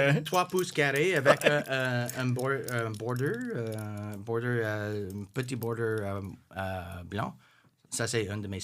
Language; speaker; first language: French; non-native, local second language; English